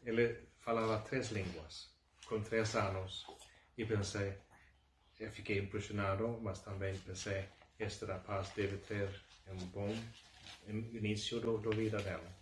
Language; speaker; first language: Portuguese; non-native, fluent; Swedish